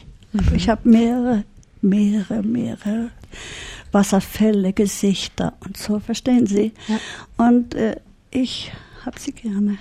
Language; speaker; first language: German; early bilingual, heritage; German